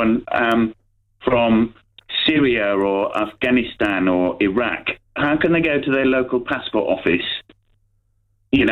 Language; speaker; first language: English; native; English